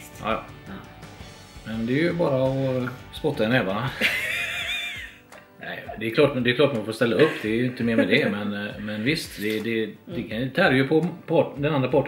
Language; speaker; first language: Swedish; native; Swedish